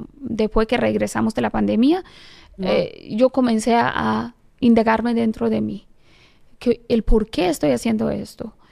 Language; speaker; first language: Spanish; non-native, fluent; Persian